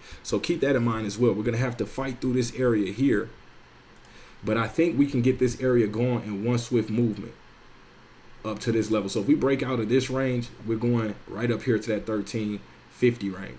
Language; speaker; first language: English; native; English